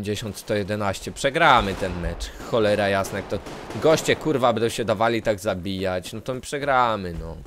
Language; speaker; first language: Polish; native; Polish